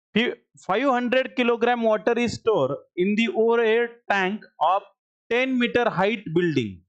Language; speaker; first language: English; non-native, local second language; Marathi